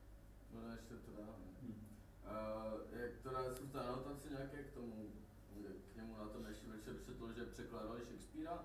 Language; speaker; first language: Czech; native; Czech